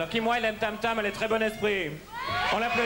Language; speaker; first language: French; native; French